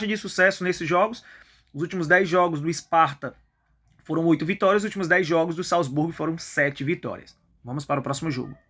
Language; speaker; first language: Portuguese; native; Portuguese